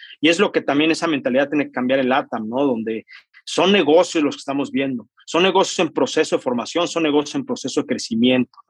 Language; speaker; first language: Spanish; native; Spanish